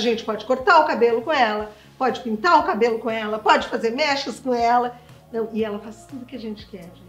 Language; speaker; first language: Portuguese; native; Portuguese